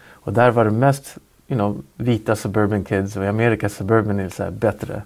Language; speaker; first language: Swedish; native; Swedish